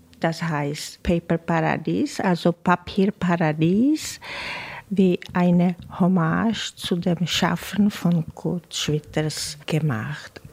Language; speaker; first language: German; non-native, fluent; Czech